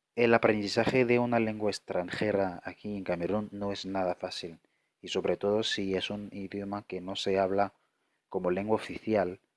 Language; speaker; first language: Spanish; non-native, fluent; French